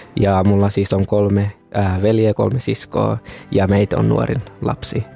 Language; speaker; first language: Finnish; early bilingual, other home language; Kinyarwanda